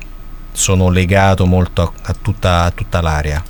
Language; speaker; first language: Italian; native; Italian